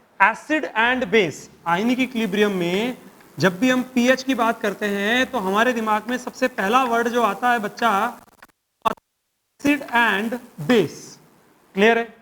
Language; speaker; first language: Hindi; native; Hindi